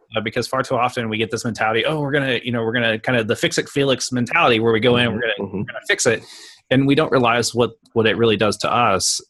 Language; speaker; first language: English; native; English